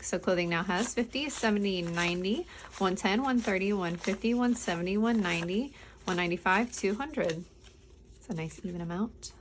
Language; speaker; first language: English; native; English